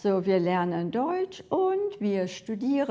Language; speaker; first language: German; non-native, fluent; English